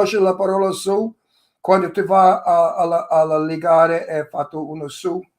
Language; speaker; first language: Italian; early bilingual, heritage; English